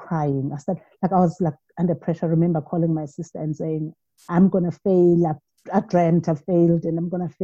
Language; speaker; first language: English; non-native, local second language; Zulu